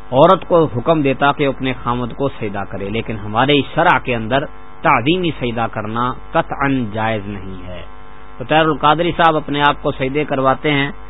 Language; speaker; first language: Urdu; non-native, local second language; Punjabi